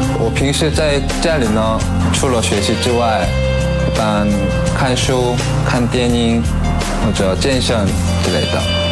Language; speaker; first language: Chinese; native; Chinese